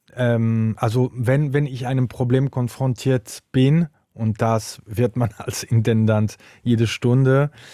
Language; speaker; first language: German; non-native, local second language; French